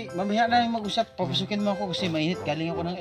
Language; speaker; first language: Filipino; non-native, local second language; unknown